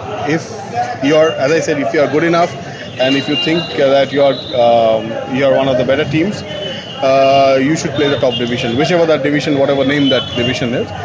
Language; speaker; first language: English; non-native, local second language; Bangla